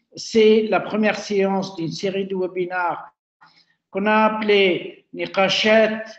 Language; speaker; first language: French; non-native, local second language; Arabic